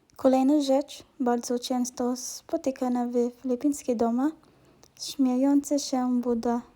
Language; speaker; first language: Polish; non-native, learner; Filipino